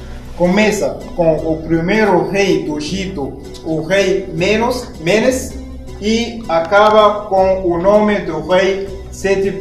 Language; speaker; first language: Portuguese; non-native, fluent; Arabic